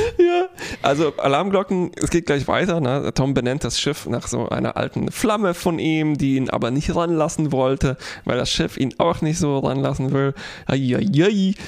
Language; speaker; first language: German; non-native, fluent; Polish